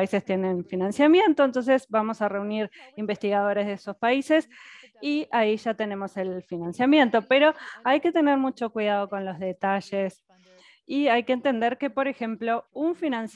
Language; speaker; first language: Spanish; native; Spanish